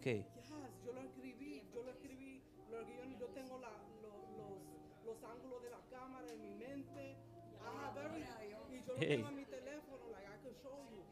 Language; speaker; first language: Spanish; early bilingual, heritage; English